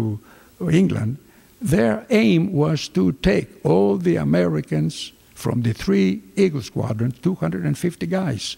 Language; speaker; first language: English; non-native, fluent; Greek